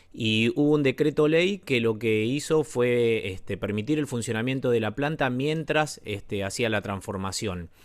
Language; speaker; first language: Spanish; native; Spanish